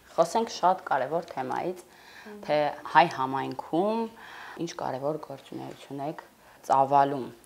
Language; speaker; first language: Armenian; native; Armenian